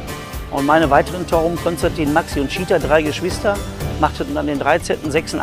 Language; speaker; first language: German; native; German